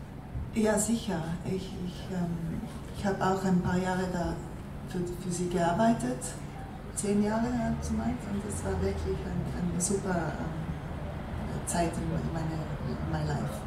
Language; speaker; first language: German; non-native, learner; English